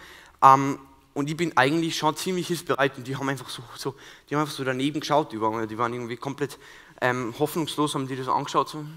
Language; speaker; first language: German; native; German